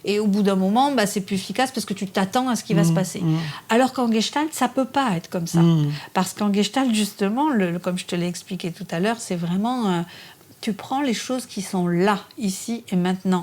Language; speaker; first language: French; native; French